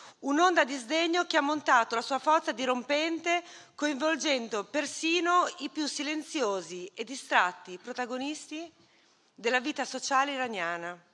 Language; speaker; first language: Italian; native; Italian